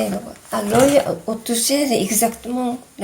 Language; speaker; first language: French; non-native, fluent; Japanese